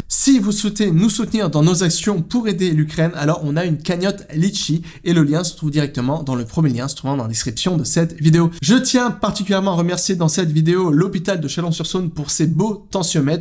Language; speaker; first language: French; native; French